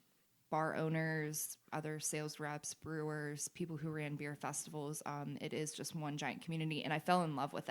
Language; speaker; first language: English; native; English